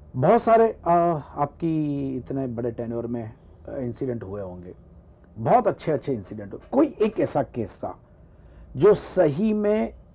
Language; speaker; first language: Hindi; non-native, local second language; Gujarati